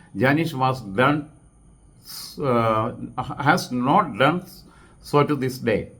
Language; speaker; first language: English; non-native, local second language; Malayalam